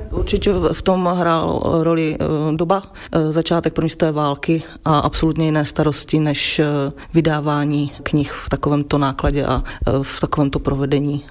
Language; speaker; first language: Czech; native; Czech